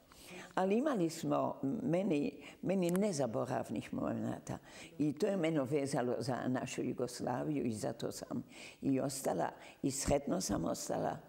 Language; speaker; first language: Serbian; early bilingual, heritage; Serbian